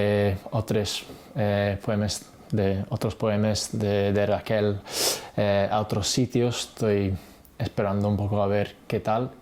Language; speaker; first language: Spanish; non-native, fluent; English